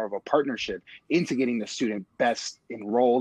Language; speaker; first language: English; native; English